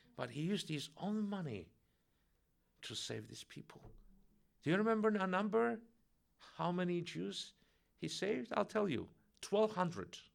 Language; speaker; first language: English; non-native, fluent; Russian